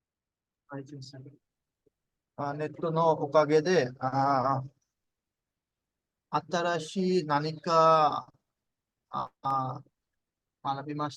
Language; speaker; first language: Japanese; non-native, learner; Bangla